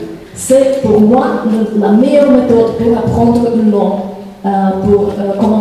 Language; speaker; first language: French; non-native, fluent; Slovak